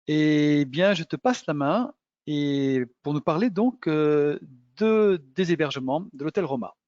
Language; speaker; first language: French; native; French